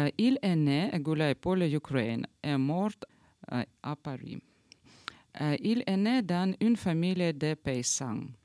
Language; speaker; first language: French; non-native, learner; Ukrainian